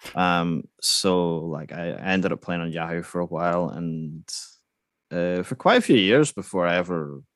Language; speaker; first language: English; native; English